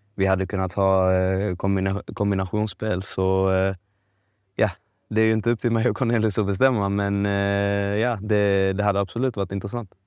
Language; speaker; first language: Swedish; native; Swedish